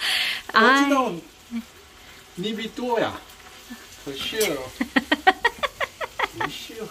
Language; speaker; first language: Chinese; non-native, learner; Korean